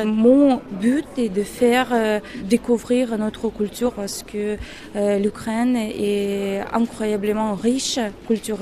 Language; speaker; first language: French; non-native, fluent; Ukrainian